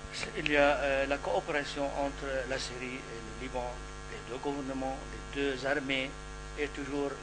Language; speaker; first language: French; non-native, fluent; Arabic